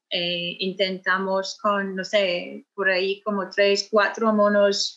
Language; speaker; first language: Spanish; non-native, fluent; English